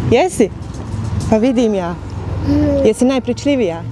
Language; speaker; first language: Bosnian; native; Bosnian